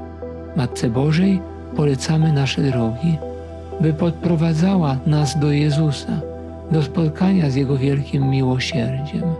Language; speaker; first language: Polish; native; Polish